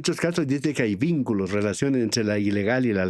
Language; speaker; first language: Spanish; native; Spanish